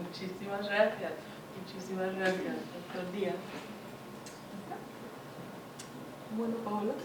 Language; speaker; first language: Spanish; non-native, fluent; English